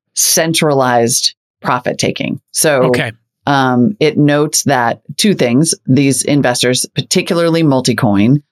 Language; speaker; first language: English; native; English